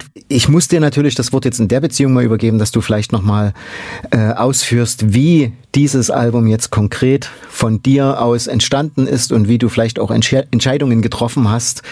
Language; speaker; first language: German; native; German